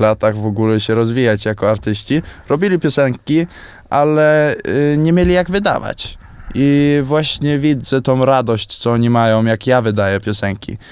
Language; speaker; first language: Polish; early bilingual, heritage; Polish